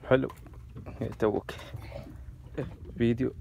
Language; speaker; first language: Arabic; native; Arabic